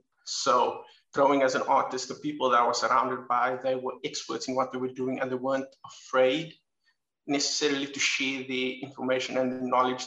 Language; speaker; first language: English; native; English